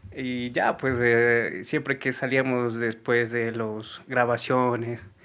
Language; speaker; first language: Spanish; native; Spanish